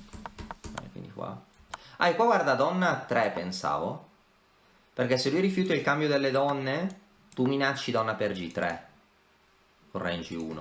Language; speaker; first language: Italian; native; Italian